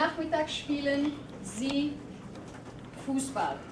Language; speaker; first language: German; non-native, fluent; English